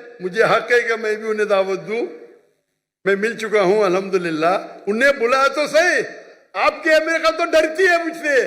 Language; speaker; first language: Urdu; non-native, local second language; Konkani